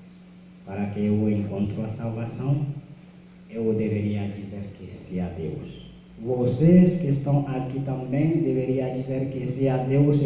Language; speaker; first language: Portuguese; non-native, learner; Haitian Creole